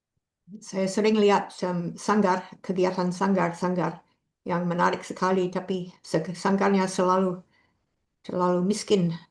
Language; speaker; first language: Indonesian; non-native, fluent; English